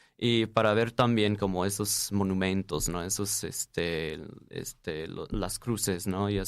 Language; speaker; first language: Spanish; non-native, fluent; English